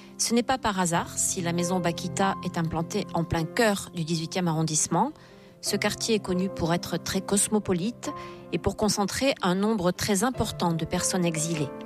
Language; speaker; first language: French; native; French